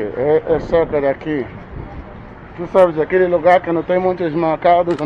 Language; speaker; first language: Spanish; non-native, learner; English